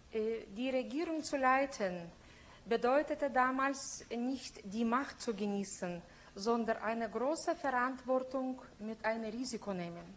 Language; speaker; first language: German; non-native, fluent; Lithuanian